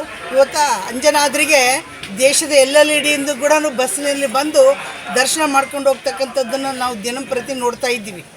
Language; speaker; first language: Kannada; native; Kannada